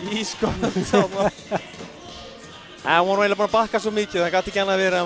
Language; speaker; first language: Icelandic; native; Icelandic